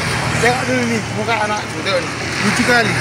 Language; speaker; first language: Indonesian; native; Indonesian